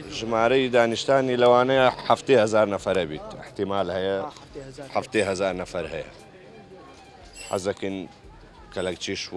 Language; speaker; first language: Central Kurdish; non-native, local second language; Kurdish